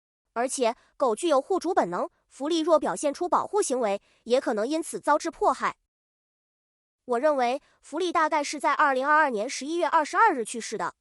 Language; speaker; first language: Chinese; native; Chinese